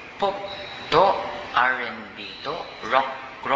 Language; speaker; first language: Japanese; non-native, learner; Cebuano